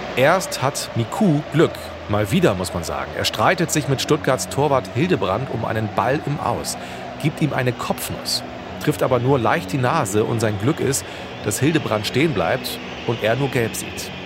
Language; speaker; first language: German; native; German